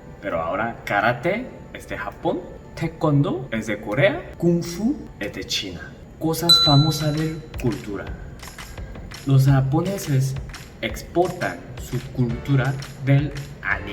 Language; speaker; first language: Spanish; non-native, learner; Korean